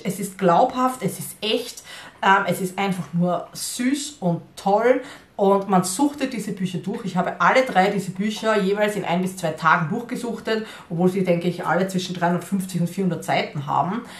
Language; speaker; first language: German; native; German